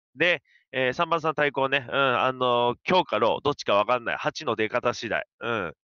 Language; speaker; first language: Japanese; native; Japanese